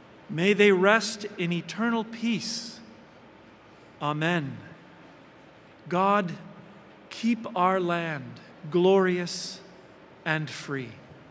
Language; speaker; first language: English; native; English